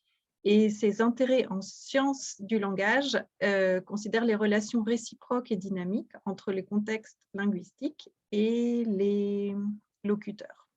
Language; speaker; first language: French; native; French